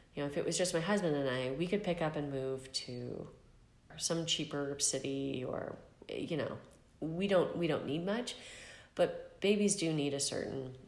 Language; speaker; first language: English; native; English